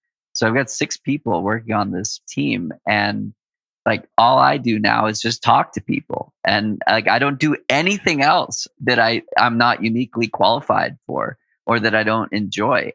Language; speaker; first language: English; native; English